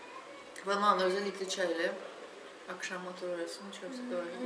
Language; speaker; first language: Turkish; non-native, fluent; Russian